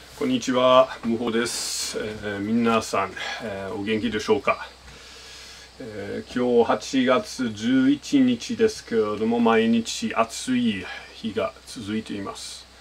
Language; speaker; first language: Japanese; non-native, fluent; German